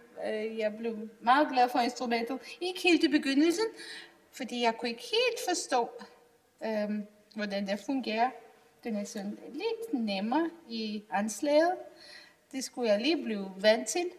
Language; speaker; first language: Danish; non-native, fluent; Armenian